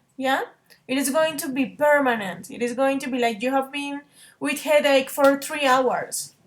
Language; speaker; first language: English; non-native, fluent; Spanish